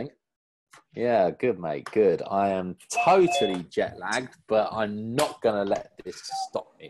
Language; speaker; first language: English; native; English